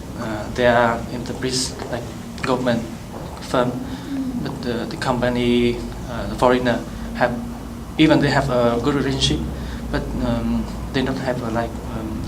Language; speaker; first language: English; non-native, learner; Vietnamese